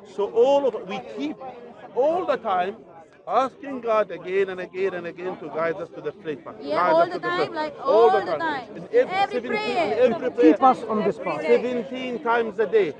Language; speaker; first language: English; non-native, fluent; Arabic